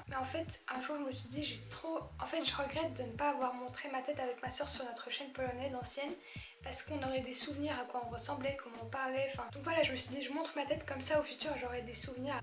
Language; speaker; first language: French; early bilingual, other home language; Polish